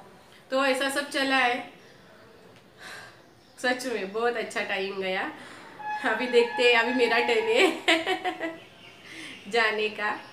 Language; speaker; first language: Hindi; native; Hindi